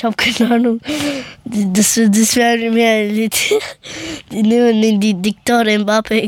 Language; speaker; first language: German; early bilingual, other home language; Persian